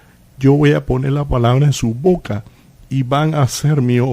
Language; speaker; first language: Spanish; native; Spanish